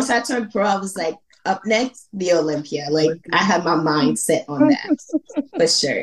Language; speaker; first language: English; non-native, fluent; Haitian Creole